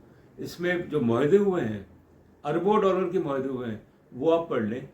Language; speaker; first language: Urdu; native; Urdu